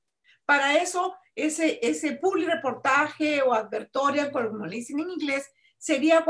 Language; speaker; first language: Spanish; native; Spanish